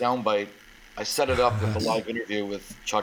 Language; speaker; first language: English; native; English